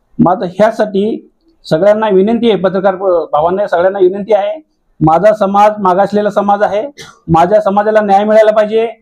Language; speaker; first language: Marathi; non-native, local second language; Lambadi